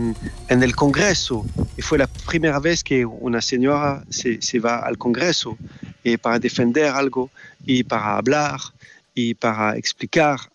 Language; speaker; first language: Spanish; non-native, fluent; French